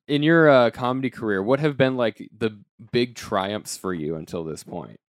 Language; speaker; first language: English; native; English